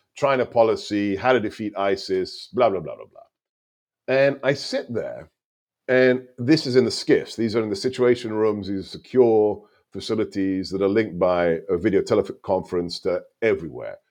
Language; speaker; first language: English; non-native, local second language; Hungarian